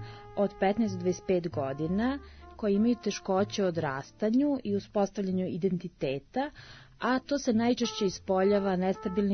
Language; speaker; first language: Serbian; native; Serbian